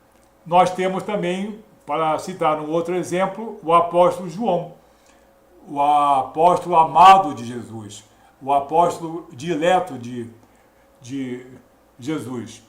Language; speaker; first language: Portuguese; native; Portuguese